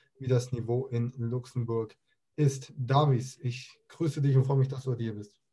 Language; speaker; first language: German; native; German